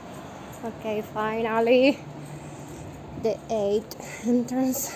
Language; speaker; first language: English; non-native, learner; Spanish